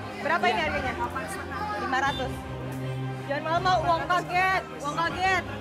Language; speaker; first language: Indonesian; native; Indonesian